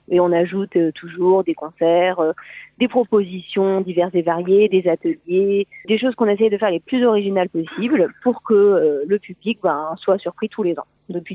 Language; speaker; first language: French; native; French